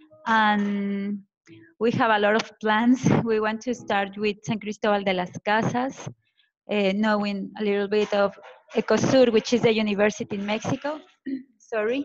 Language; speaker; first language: English; non-native, fluent; Spanish